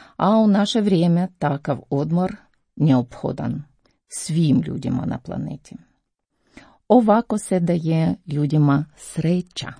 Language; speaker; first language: Croatian; non-native, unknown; Ukrainian